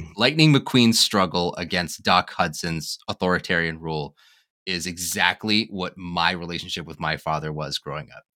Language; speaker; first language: English; native; English